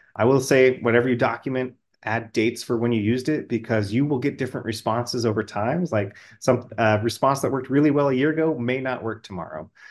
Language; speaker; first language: English; native; English